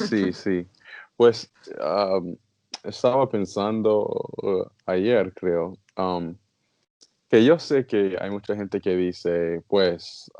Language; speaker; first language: Spanish; non-native, learner; English